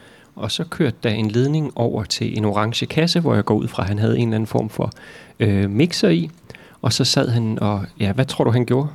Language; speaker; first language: Danish; native; Danish